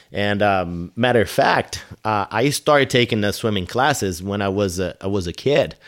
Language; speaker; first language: English; non-native, fluent; Portuguese